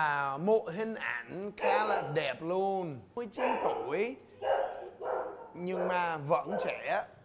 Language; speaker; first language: Vietnamese; non-native, learner; English